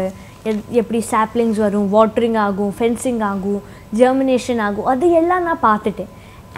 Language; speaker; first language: Tamil; non-native, local second language; Hindi